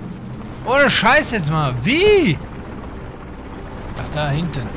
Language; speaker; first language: German; native; German